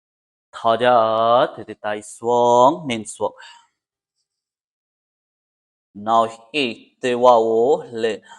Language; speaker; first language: Vietnamese; non-native, learner; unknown